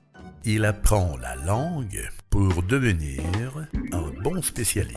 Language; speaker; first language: French; non-native, fluent; Russian